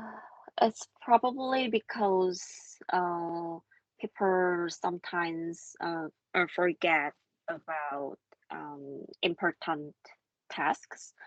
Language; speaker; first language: English; non-native, learner; Korean